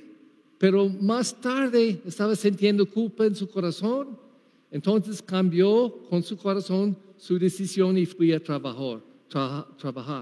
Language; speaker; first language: Spanish; non-native, learner; English